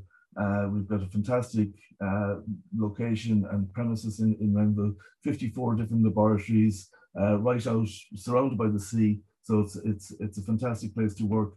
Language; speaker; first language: English; native; English